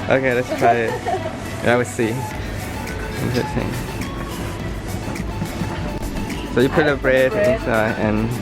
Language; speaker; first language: English; non-native, learner; Chinese